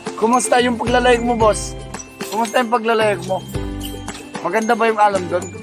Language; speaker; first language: Filipino; non-native, local second language; Iloko